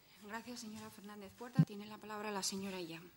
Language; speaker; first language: Spanish; native; Spanish